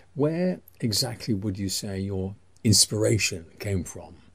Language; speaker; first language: English; native; English